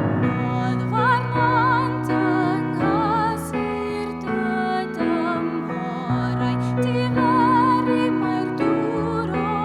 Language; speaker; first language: Welsh; native; Welsh